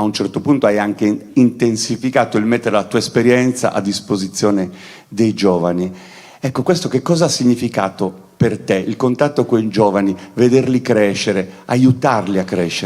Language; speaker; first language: Italian; native; Italian